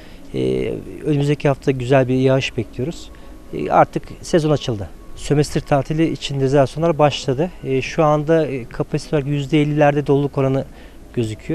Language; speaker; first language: Turkish; native; Turkish